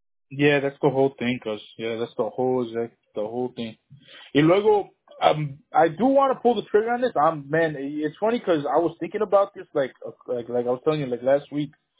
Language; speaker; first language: English; early bilingual, other home language; Spanish